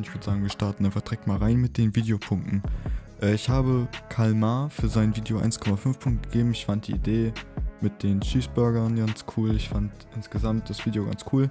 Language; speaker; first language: German; native; German